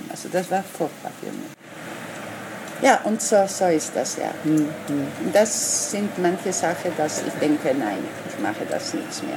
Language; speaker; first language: German; non-native, learner; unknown